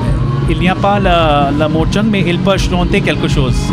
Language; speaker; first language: French; non-native, learner; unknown